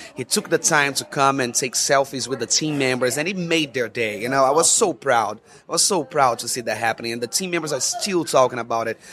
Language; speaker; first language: English; non-native, fluent; Portuguese